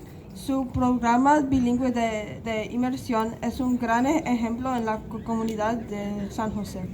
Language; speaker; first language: Spanish; non-native, local second language; English